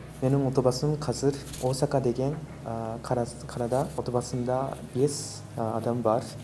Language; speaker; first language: Kazakh; non-native, learner; Japanese